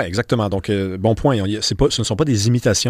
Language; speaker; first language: French; native; French